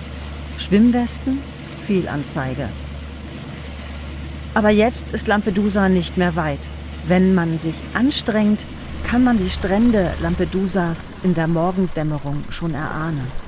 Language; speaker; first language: German; native; German